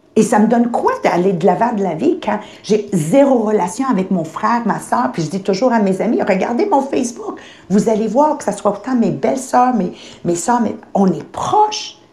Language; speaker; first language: French; native; French